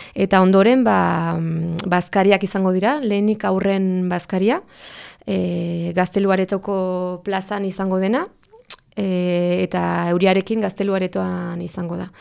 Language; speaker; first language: Basque; native; Basque